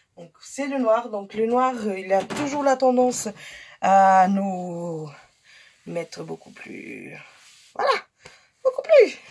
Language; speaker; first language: French; non-native, fluent; Portuguese